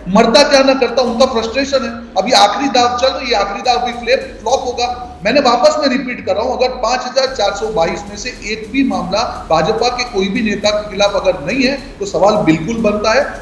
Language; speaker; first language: Hindi; non-native, local second language; Gujarati